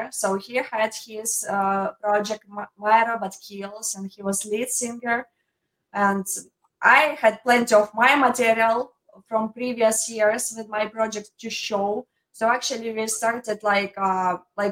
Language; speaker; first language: English; non-native, fluent; Ukrainian